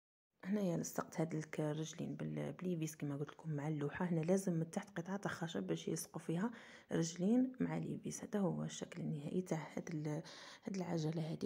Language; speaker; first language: Arabic; native; Arabic